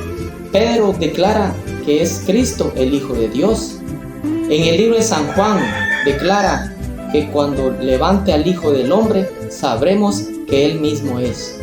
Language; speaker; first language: Spanish; native; Spanish